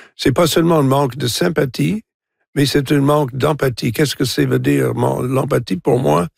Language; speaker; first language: French; non-native, local second language; English